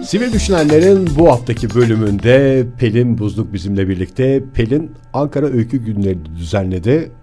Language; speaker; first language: Turkish; native; Turkish